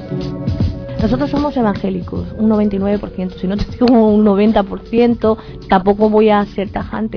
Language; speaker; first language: Spanish; native; Spanish